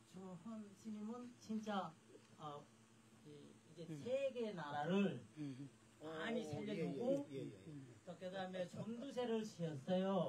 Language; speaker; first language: Korean; non-native, fluent; Bangla